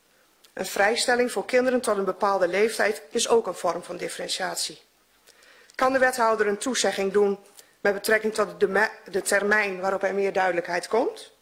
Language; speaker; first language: Dutch; native; Dutch